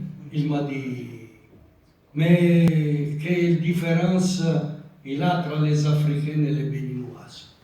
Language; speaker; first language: French; non-native, local second language; Italian